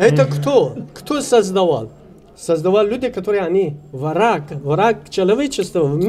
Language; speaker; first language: Russian; non-native, learner; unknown